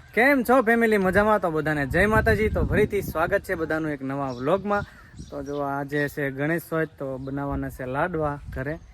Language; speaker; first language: Gujarati; native; Gujarati